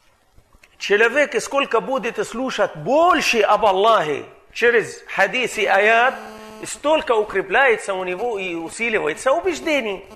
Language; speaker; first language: Russian; non-native, fluent; Arabic